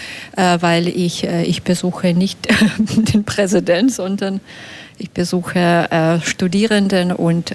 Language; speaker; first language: German; non-native, fluent; Belarusian